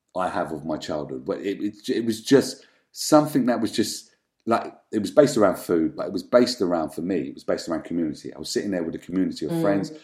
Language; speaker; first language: English; native; English